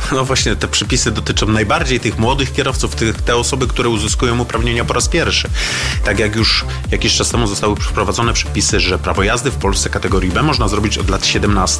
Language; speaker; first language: Polish; native; Polish